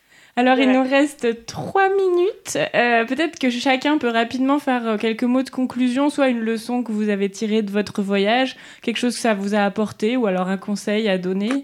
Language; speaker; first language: French; native; French